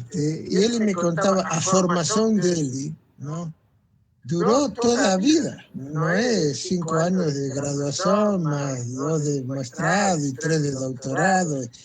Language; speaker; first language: Portuguese; non-native, fluent; Spanish